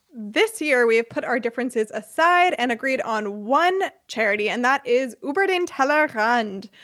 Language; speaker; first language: English; native; English